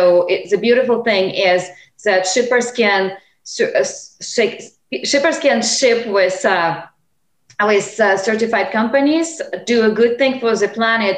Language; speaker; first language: English; non-native, fluent; Russian